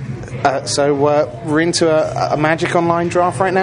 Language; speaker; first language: English; native; English